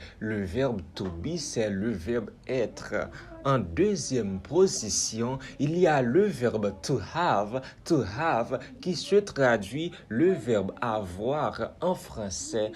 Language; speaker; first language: French; non-native, local second language; Haitian Creole